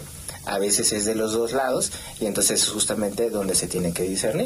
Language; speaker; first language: Spanish; native; Spanish